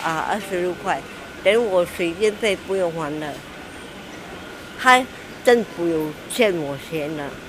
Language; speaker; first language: Chinese; non-native, local second language; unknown